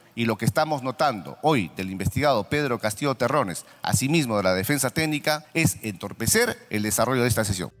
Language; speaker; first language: Spanish; native; Spanish